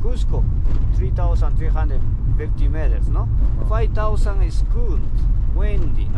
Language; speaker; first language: English; non-native, learner; Spanish